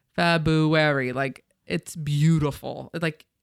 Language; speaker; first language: English; native; English